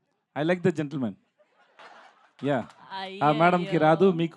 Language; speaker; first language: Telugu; non-native, learner; Tamil